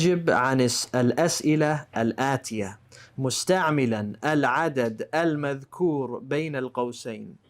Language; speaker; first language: Arabic; non-native, fluent; English